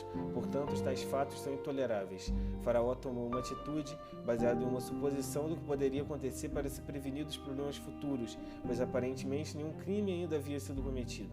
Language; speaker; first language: Portuguese; native; Portuguese